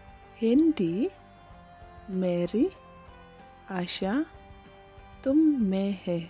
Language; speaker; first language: Hindi; non-native, local second language; Khasi